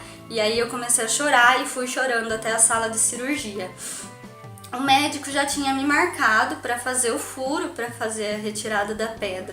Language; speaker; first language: Portuguese; native; Portuguese